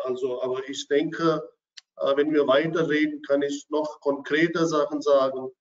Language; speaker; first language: German; non-native, fluent; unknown